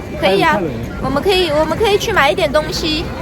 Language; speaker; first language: Chinese; early bilingual, heritage; Chinese